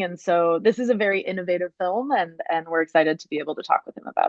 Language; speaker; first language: English; native; English